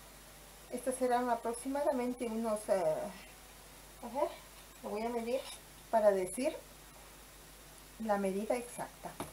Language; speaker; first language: Spanish; native; Spanish